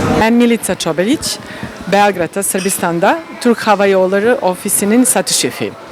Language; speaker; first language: Turkish; non-native, fluent; Serbian